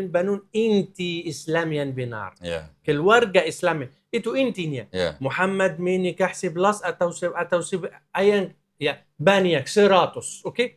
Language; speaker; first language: Indonesian; non-native, learner; Arabic